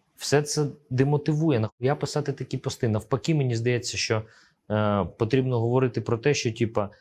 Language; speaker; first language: Ukrainian; early bilingual, other home language; Russian